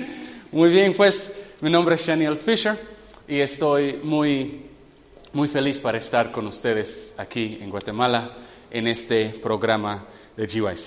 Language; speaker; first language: Spanish; non-native, fluent; English